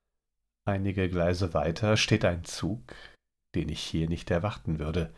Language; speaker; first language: German; native; German